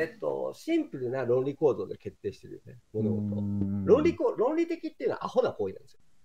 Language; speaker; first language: Japanese; native; Japanese